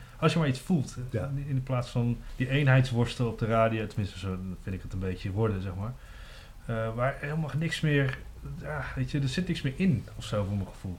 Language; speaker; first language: Dutch; native; Dutch